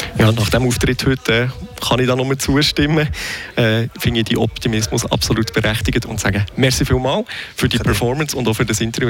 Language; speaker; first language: German; native; German